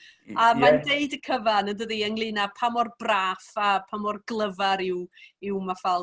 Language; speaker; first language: Welsh; native; Welsh